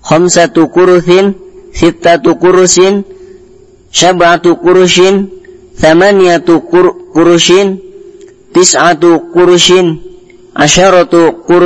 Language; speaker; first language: Arabic; non-native, learner; Indonesian